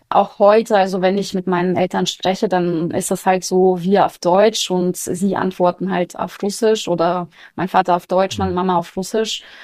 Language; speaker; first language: German; early bilingual, other home language; Russian